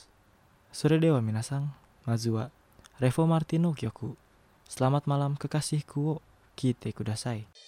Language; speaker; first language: Japanese; non-native, fluent; Indonesian